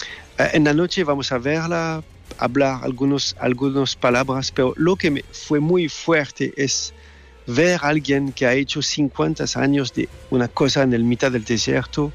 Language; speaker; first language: Spanish; non-native, learner; French